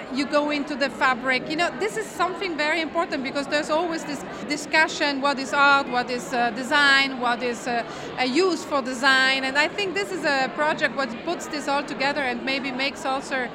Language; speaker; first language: English; non-native, fluent; Italian